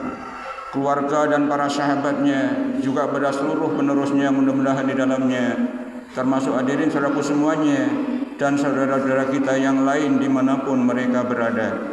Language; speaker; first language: Indonesian; native; Indonesian